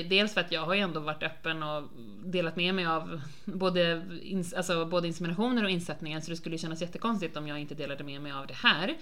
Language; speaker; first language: Swedish; native; Swedish